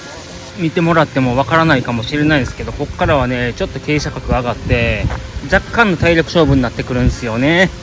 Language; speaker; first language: Japanese; native; Japanese